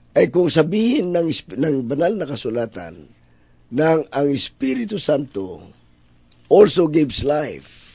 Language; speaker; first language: Filipino; non-native, local second language; Iloko